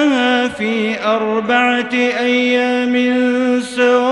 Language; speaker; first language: Arabic; native; Arabic